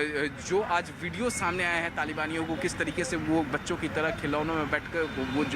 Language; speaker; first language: Hindi; native; Hindi